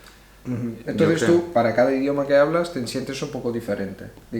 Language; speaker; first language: Spanish; non-native, fluent; Italian